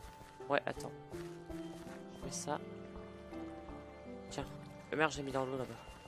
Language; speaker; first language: French; native; French